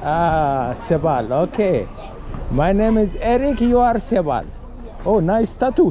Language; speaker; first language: English; non-native, learner; Amharic